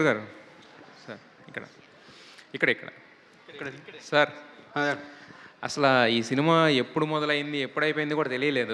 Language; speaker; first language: Telugu; native; Telugu